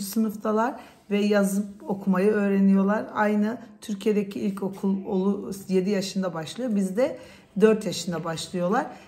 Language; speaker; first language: Turkish; early bilingual, heritage; Turkish